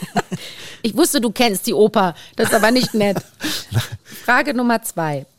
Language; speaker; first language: German; native; German